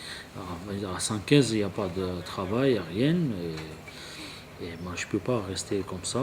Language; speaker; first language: French; non-native, learner; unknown